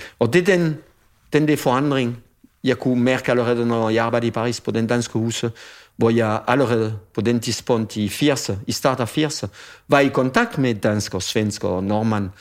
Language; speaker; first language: Danish; non-native, fluent; French